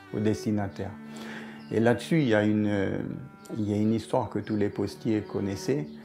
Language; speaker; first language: French; native; French